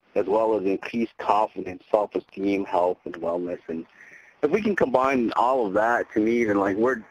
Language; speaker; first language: English; native; English